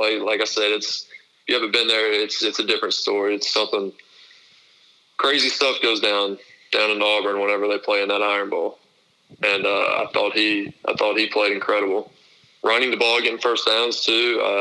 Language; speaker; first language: English; native; English